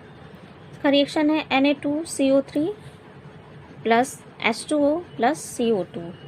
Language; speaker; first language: Hindi; native; Hindi